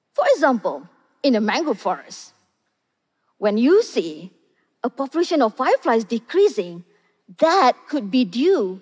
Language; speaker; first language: English; non-native, local second language; Malay